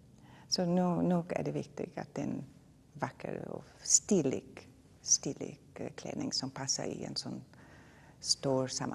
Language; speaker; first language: Swedish; non-native, fluent; German